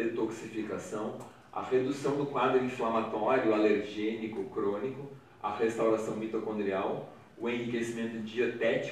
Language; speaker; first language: Portuguese; native; Portuguese